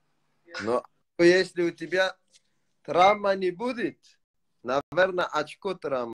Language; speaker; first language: Russian; non-native, learner; Tajik